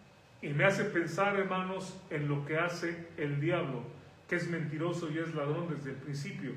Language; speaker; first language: Spanish; native; Spanish